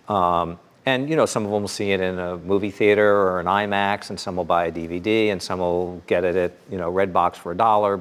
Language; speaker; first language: English; native; English